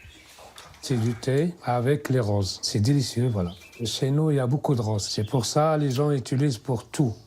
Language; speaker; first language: French; non-native, local second language; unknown